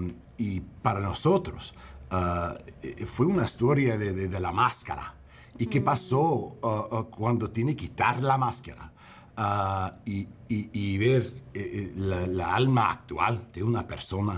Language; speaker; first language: Spanish; non-native, learner; English